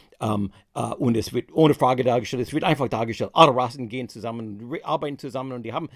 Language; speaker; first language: German; non-native, fluent; English